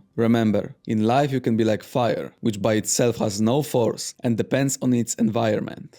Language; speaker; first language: English; non-native, fluent; Polish